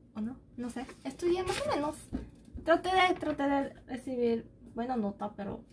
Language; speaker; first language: Spanish; non-native, fluent; Korean